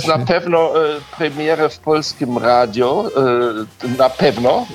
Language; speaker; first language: Polish; early bilingual, heritage; Polish